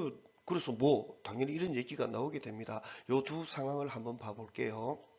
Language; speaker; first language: Korean; native; Korean